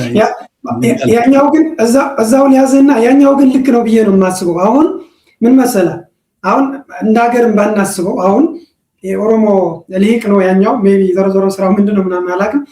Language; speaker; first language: Amharic; non-native, local second language; Tigrinya